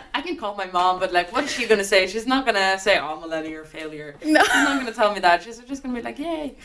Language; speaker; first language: English; non-native, fluent; Norwegian